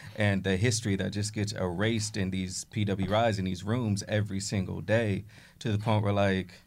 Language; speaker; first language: English; native; English